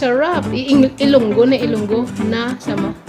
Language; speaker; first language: Filipino; non-native, local second language; Hiligaynon